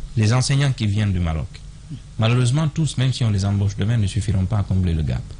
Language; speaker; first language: French; non-native, local second language; Fula